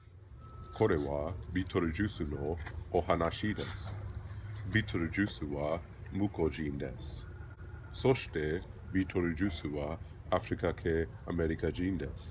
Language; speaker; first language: Japanese; non-native, learner; English